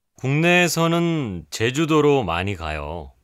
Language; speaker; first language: Korean; native; Korean